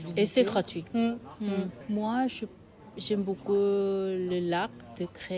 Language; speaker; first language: French; non-native, learner; Korean